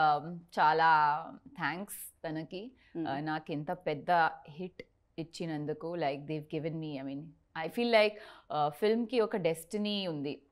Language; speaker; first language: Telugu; non-native, learner; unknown